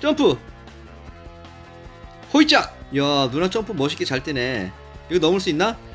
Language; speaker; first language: Korean; native; Korean